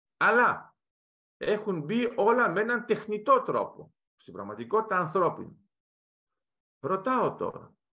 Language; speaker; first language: Greek; early bilingual, heritage; Greek